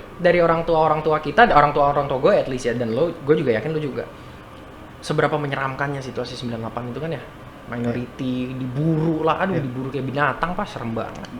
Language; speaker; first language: Indonesian; native; Indonesian